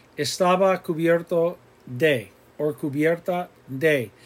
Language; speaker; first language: Spanish; non-native, fluent; English